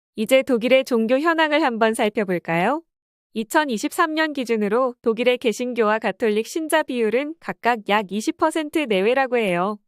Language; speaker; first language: Korean; native; Korean